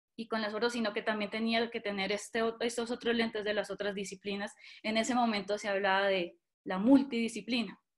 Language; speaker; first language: Spanish; native; Spanish